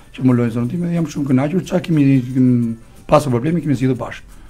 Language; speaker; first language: Albanian; native; Albanian